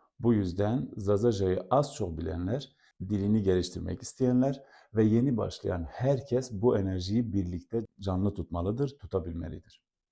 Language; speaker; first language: Turkish; non-native, local second language; Zaza